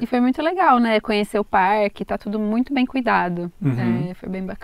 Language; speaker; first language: Portuguese; native; Portuguese